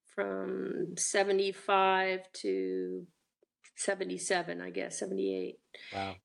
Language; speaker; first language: English; native; English